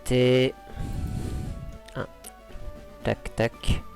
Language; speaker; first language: French; native; French